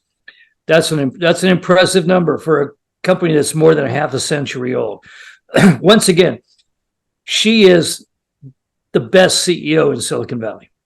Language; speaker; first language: English; native; English